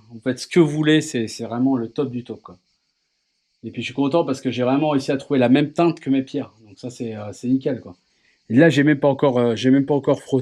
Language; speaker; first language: French; native; French